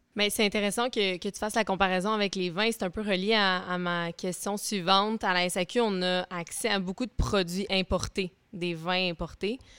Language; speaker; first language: French; native; French